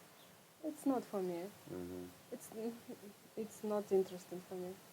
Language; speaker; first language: English; non-native, learner; Russian